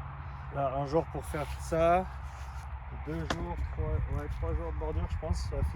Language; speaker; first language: French; native; French